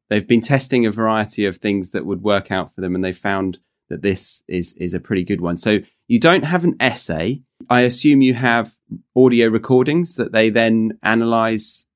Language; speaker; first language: English; native; English